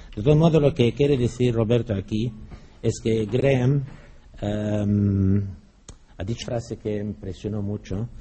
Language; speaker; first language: Spanish; non-native, fluent; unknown